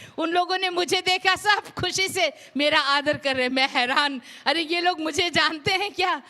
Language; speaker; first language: Hindi; non-native, local second language; Punjabi